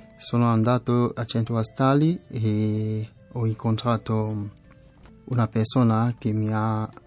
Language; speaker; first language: Italian; non-native, fluent; French